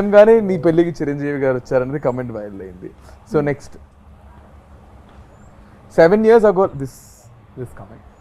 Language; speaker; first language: Telugu; native; Telugu